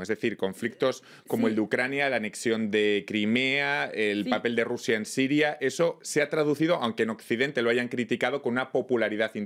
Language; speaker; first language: Spanish; native; Spanish